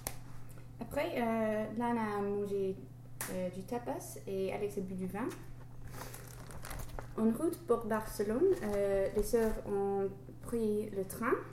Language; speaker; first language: French; non-native, learner; English